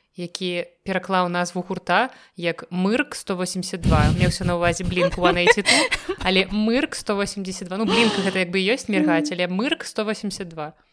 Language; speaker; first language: Belarusian; non-native, local second language; Russian